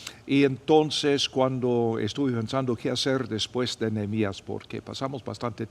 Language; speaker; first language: Spanish; non-native, fluent; English